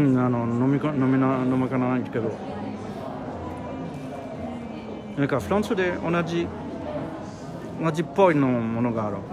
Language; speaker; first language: Japanese; non-native, learner; French